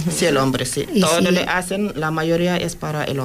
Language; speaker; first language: Spanish; non-native, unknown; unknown